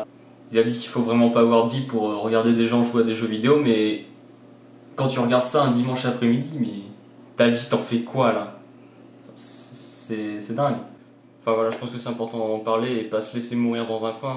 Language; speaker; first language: French; native; French